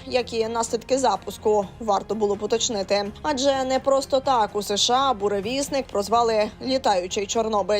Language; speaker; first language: Ukrainian; native; Ukrainian